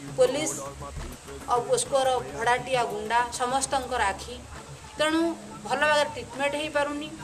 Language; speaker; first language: Odia; native; Odia